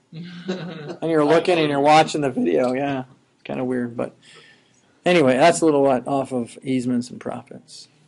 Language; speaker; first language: English; native; English